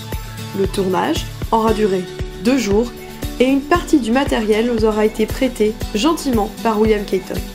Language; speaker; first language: French; native; French